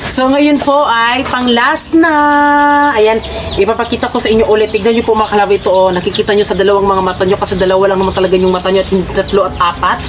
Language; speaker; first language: Filipino; non-native, local second language; Cebuano